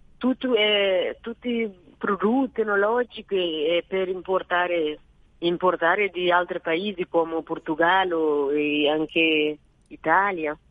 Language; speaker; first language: Italian; non-native, learner; Kabuverdianu